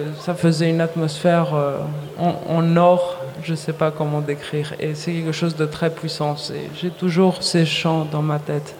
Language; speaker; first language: French; non-native, fluent; Greek